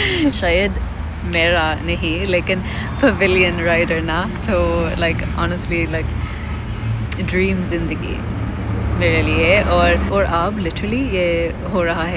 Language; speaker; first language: Hindi; non-native, learner; English